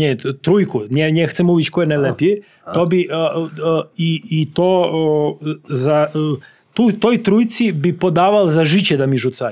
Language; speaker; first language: Polish; non-native, learner; Serbian